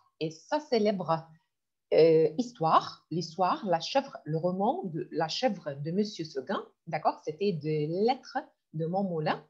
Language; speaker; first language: French; non-native, fluent; Arabic